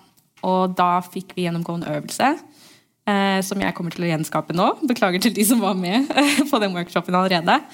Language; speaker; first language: Norwegian; early bilingual, heritage; English